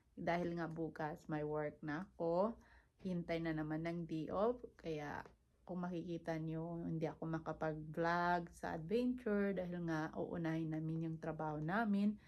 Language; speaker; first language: Filipino; non-native, local second language; Cebuano